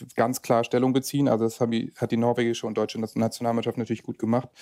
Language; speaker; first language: German; native; German